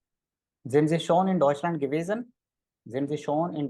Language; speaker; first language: German; non-native, fluent; Hindi